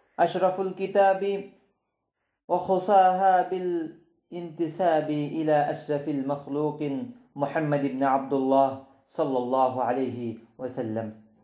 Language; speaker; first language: Arabic; non-native, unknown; Bangla